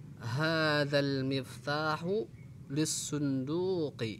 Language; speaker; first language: Arabic; non-native, fluent; Indonesian